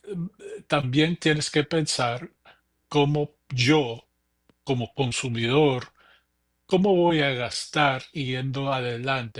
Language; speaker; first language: Spanish; early bilingual, heritage; English